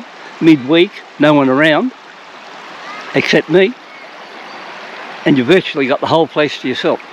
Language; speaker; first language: English; native; English